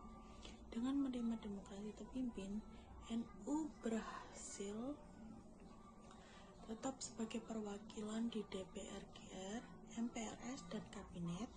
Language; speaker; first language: Indonesian; native; Indonesian